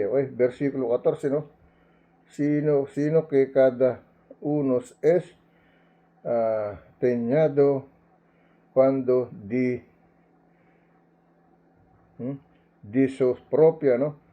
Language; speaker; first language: Spanish; non-native, learner; Filipino